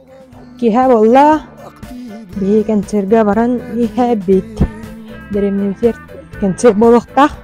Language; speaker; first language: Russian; non-native, local second language; Yakut